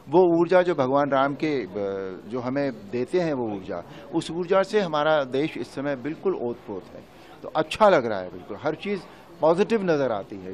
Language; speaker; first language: Hindi; native; Hindi